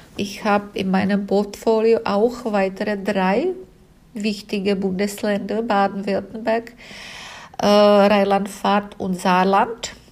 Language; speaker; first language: German; non-native, fluent; Czech